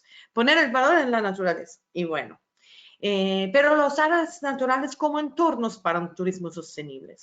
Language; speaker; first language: Spanish; non-native, fluent; Italian